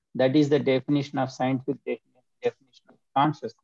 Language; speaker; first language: English; non-native, local second language; Telugu